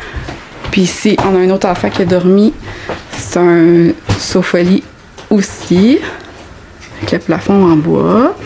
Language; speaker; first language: French; native; French